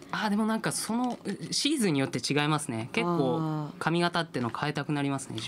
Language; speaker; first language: Japanese; native; Japanese